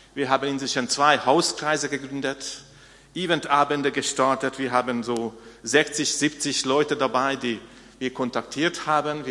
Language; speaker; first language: German; non-native, fluent; Hungarian